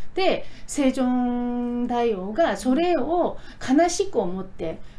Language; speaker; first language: Japanese; non-native, fluent; Korean